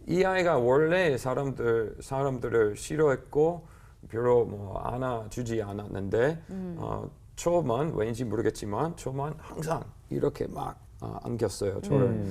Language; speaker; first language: Korean; non-native, learner; English